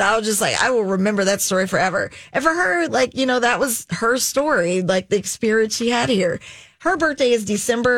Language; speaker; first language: English; native; English